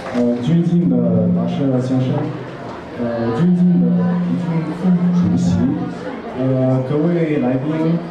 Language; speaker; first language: Chinese; non-native, fluent; Malagasy